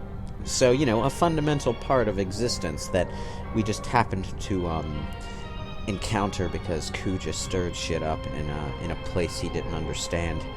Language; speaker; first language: English; native; English